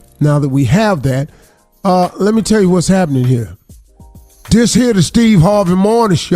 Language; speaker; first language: English; native; English